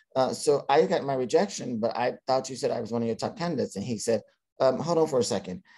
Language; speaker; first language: English; native; English